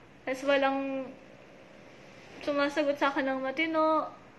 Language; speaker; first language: Filipino; native; Filipino